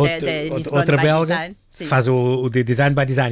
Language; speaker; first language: Portuguese; native; Portuguese